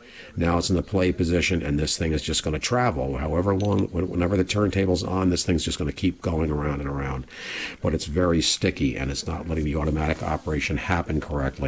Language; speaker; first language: English; native; English